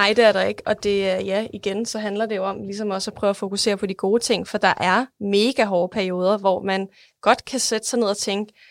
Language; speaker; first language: Danish; native; Danish